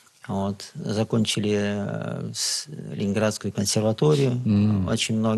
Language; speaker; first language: Russian; native; Russian